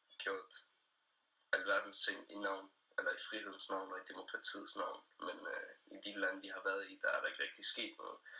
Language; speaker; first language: Danish; early bilingual, other home language; Persian